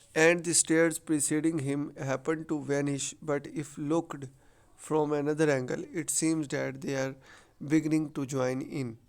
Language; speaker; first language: English; non-native, local second language; Urdu